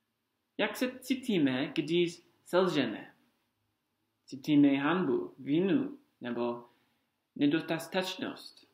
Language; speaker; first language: Czech; non-native, fluent; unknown